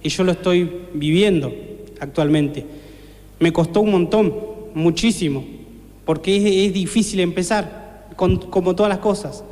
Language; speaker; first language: Spanish; native; Spanish